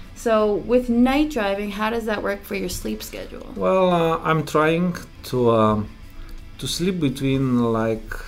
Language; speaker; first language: English; non-native, fluent; Romanian